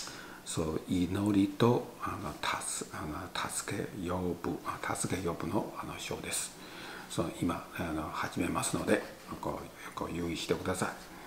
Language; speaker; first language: Japanese; non-native, learner; Chinese